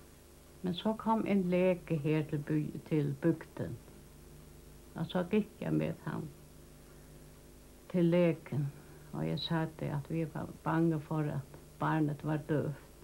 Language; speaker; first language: Danish; non-native, local second language; Faroese